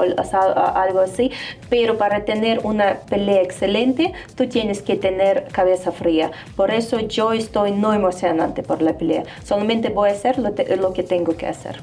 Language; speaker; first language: Spanish; non-native, fluent; Russian